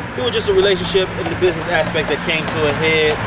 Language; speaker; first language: English; native; English